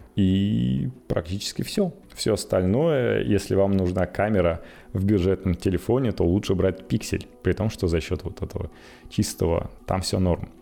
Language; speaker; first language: Russian; native; Russian